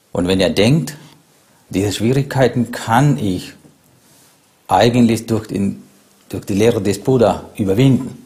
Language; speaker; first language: German; non-native, fluent; Sinhala